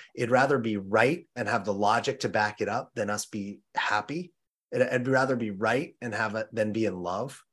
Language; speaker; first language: English; native; English